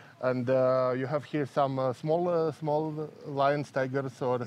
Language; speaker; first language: English; non-native, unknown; Russian